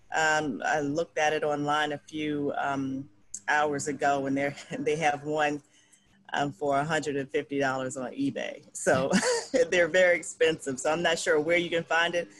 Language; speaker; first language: English; native; English